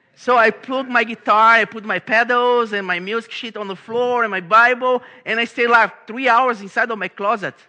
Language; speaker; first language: English; non-native, fluent; Portuguese